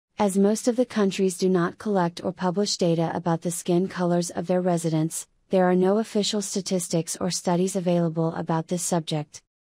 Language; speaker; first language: English; non-native, fluent; Finnish